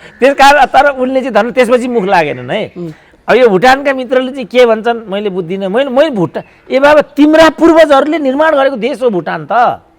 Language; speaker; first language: Nepali; native; Nepali